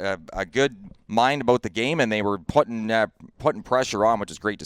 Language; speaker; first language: English; native; English